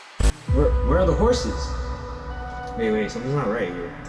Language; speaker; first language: English; native; English